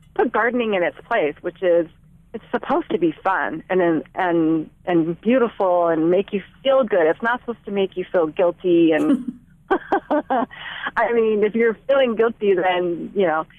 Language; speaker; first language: English; native; English